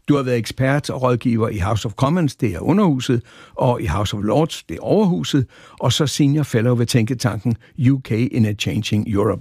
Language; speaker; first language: Danish; native; Danish